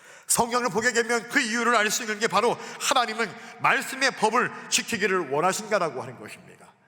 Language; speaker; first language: Korean; native; Korean